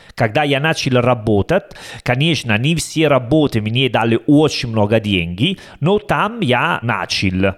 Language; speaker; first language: Russian; non-native, learner; Italian